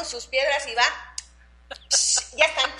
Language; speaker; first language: Spanish; native; Spanish